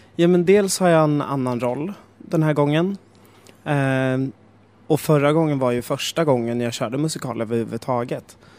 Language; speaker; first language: Swedish; native; Swedish